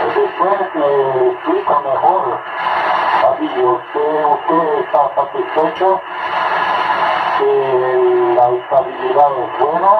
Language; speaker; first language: Spanish; non-native, learner; Portuguese